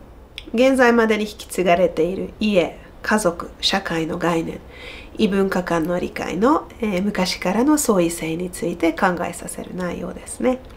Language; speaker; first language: Japanese; non-native, fluent; Hungarian